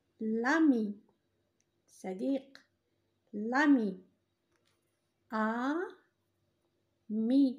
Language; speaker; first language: French; non-native, local second language; Arabic